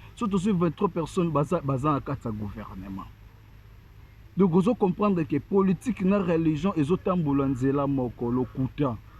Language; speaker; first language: Lingala; non-native, local second language; Kongo